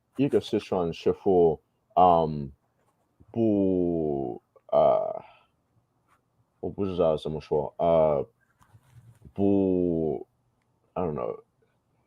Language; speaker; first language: Chinese; non-native, learner; English